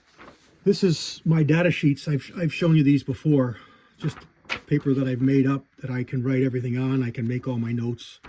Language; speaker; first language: English; native; English